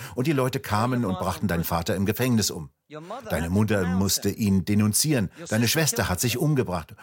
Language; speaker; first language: German; non-native, fluent; Russian